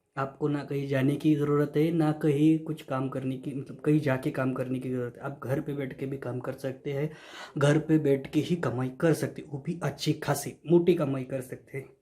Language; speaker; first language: Hindi; non-native, local second language; Marathi